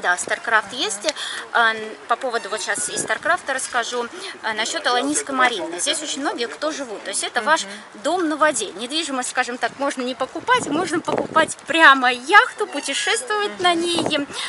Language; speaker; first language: Russian; native; Russian